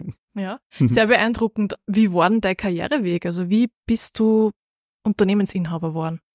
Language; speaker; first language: German; native; German